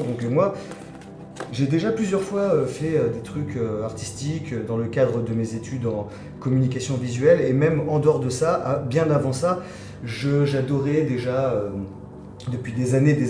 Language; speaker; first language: French; native; French